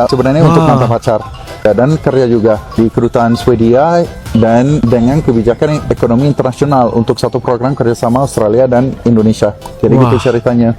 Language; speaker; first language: Indonesian; non-native, learner; Swedish